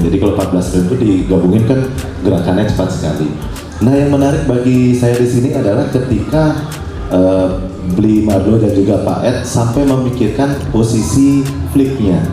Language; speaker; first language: Indonesian; native; Indonesian